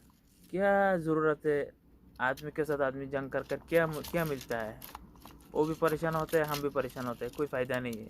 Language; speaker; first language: Hindi; non-native, local second language; Bangla